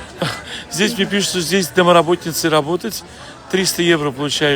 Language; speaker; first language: Russian; non-native, fluent; Azerbaijani